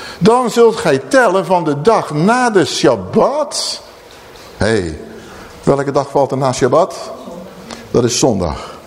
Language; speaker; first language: Dutch; native; Dutch